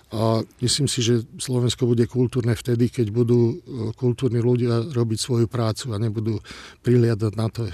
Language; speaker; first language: Slovak; non-native, local second language; Hungarian